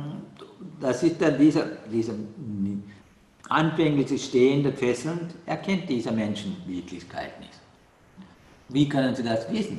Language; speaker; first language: German; non-native, learner; Sinhala